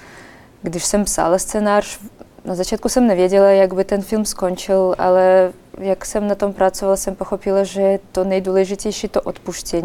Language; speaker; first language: Czech; non-native, fluent; Russian